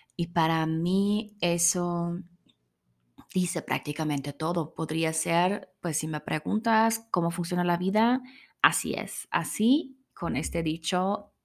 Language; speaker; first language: Spanish; non-native, fluent; German